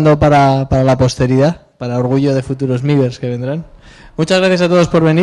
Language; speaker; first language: Spanish; native; Spanish